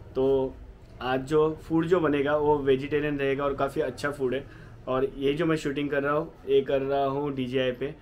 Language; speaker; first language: Hindi; non-native, local second language; Marathi